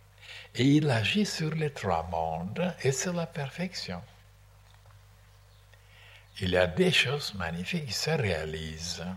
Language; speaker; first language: French; non-native, fluent; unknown